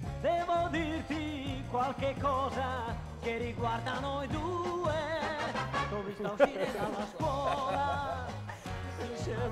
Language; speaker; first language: Italian; native; Italian